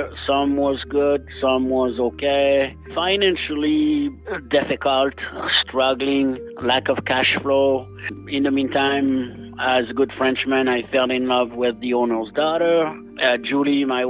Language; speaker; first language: English; non-native, fluent; French